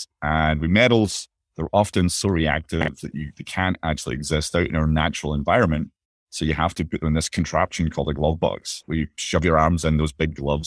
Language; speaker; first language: English; native; English